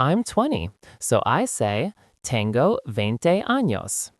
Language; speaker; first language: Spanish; non-native, learner; English